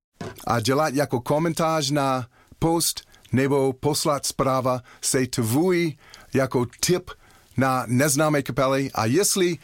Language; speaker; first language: Czech; non-native, fluent; English